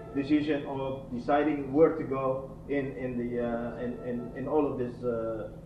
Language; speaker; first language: English; non-native, fluent; Indonesian